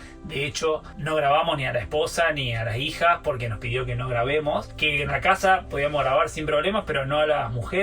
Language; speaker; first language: Spanish; native; Spanish